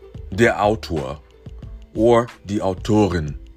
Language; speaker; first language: German; non-native, fluent; English